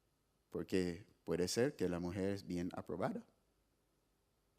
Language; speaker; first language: Spanish; non-native, fluent; English